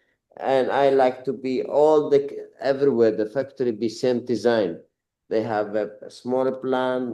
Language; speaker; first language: English; non-native, learner; Arabic